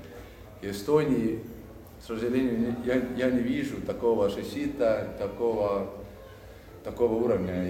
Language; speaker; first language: Russian; non-native, learner; Lithuanian